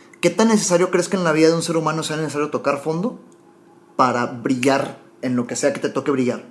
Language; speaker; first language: Spanish; native; Spanish